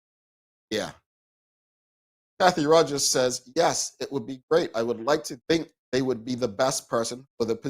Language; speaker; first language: English; native; English